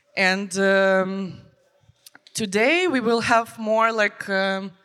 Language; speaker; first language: English; non-native, fluent; Ukrainian